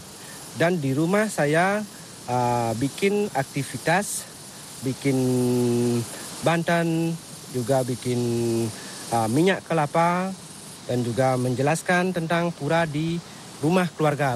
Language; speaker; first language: Indonesian; non-native, local second language; Balinese